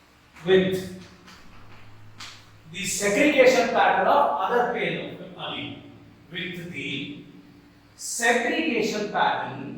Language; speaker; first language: English; non-native, local second language; Hindi